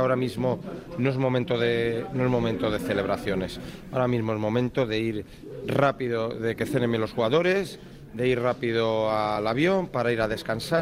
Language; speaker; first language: Spanish; native; Spanish